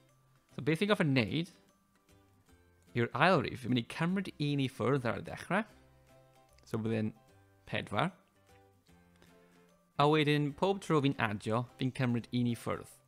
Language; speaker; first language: Welsh; native; Welsh